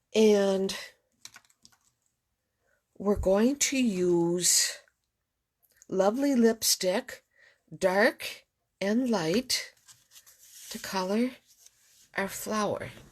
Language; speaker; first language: English; native; English